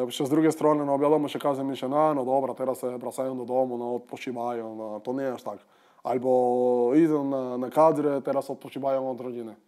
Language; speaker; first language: Polish; non-native, fluent; Spanish